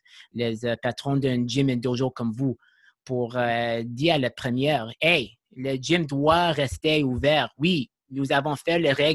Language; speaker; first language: French; non-native, learner; English